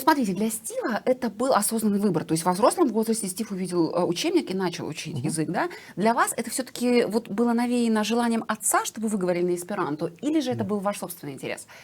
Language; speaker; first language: Russian; native; Russian